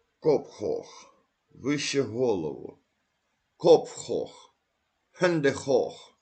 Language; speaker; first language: German; non-native, learner; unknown